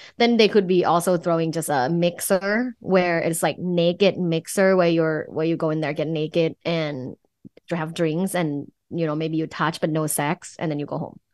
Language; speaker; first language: English; non-native, fluent; Thai